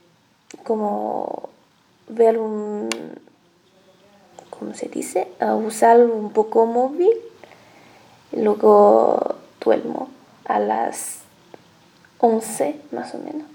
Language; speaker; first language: Spanish; non-native, learner; Chinese